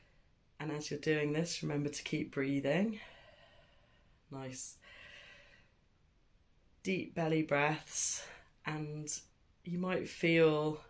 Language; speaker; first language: English; native; English